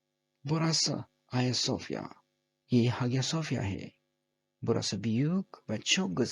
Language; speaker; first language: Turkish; non-native, fluent; Urdu